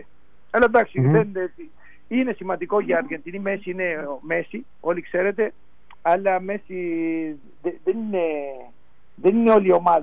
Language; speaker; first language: Greek; non-native, fluent; Spanish